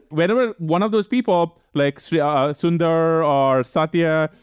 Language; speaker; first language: English; non-native, local second language; Tamil